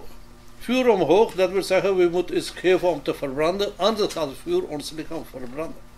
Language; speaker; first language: Dutch; non-native, fluent; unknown